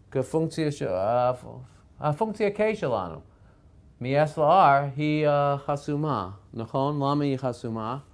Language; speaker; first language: Hebrew; non-native, fluent; English